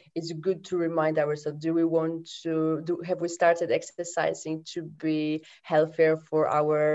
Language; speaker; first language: English; non-native, fluent; Polish